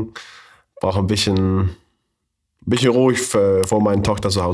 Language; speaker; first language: German; non-native, learner; Faroese